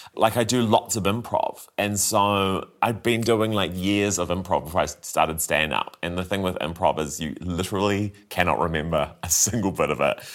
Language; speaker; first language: English; native; English